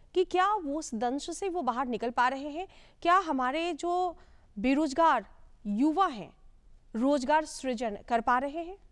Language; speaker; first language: Hindi; native; Hindi